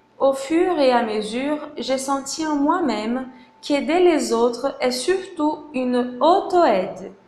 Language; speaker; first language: French; non-native, fluent; Portuguese